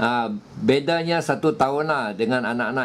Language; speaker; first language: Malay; non-native, local second language; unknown